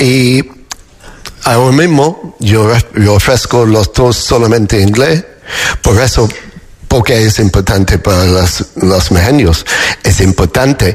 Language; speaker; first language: Spanish; non-native, fluent; English